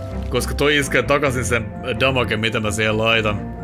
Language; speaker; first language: Finnish; native; Finnish